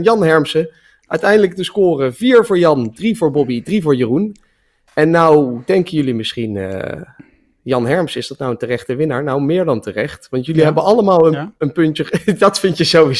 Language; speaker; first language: Dutch; native; Dutch